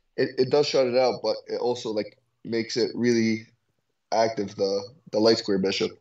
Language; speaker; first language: English; native; English